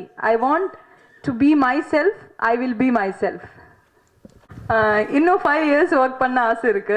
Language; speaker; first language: Tamil; non-native, learner; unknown